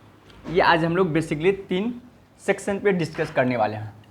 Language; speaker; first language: Hindi; native; Hindi